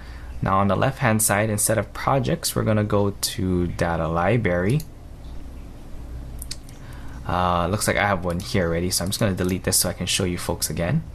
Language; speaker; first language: English; native; English